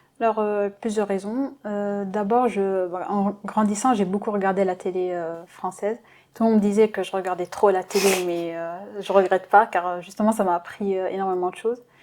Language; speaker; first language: French; non-native, local second language; Arabic